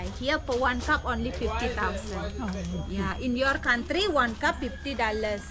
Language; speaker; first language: English; non-native, learner; Balinese